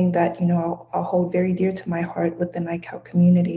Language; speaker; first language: English; non-native, fluent; Samoan